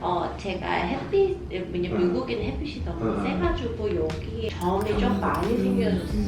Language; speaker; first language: Korean; early bilingual, heritage; Korean